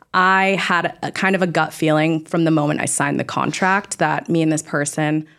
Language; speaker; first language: English; native; English